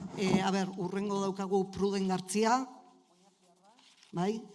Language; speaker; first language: Basque; native; Basque